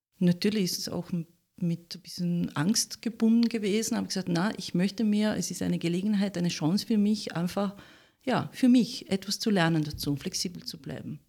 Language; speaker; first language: German; non-native, fluent; Italian